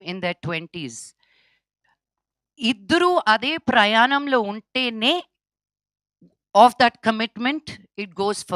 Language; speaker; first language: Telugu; non-native, fluent; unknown